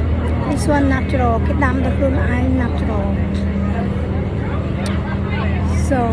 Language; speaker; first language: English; non-native, learner; Khmer